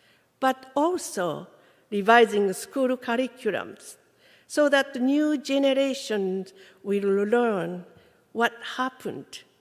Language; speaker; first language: English; non-native, fluent; Japanese